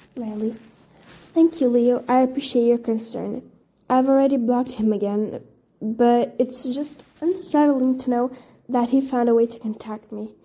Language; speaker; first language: English; non-native, fluent; Portuguese